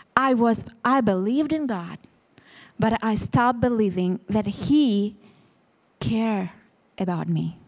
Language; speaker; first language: English; non-native, fluent; Ukrainian